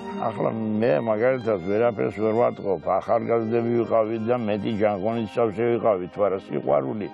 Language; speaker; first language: Georgian; native; Georgian